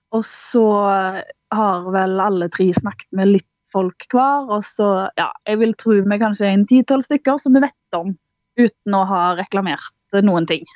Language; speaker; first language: Norwegian; native; Norwegian